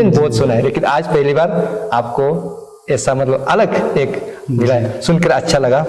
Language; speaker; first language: Hindi; non-native, local second language; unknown